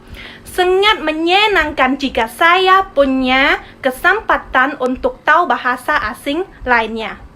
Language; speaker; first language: Indonesian; non-native, learner; Khmer